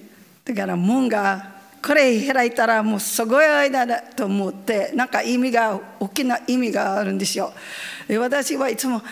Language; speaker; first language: Japanese; non-native, learner; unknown